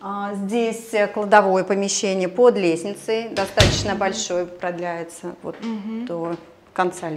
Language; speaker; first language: Russian; native; Russian